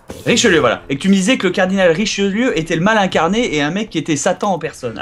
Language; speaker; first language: French; native; French